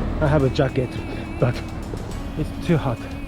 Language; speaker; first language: English; non-native, learner; Japanese